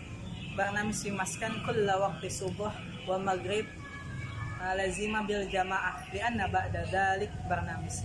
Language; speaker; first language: Arabic; non-native, learner; Indonesian